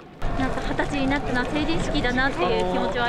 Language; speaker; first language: Japanese; native; Japanese